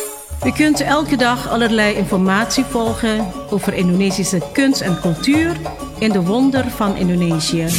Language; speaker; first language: Dutch; non-native, fluent; Indonesian